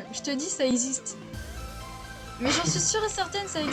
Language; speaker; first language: French; native; French